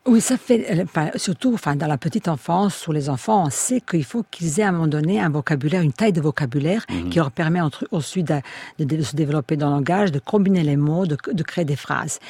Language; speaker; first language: French; non-native, fluent; Serbian